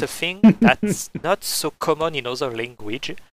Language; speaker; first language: English; non-native, fluent; French